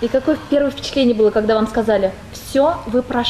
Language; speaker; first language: Russian; native; Russian